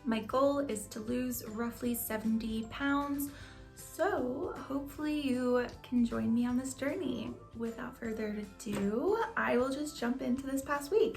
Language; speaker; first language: English; native; English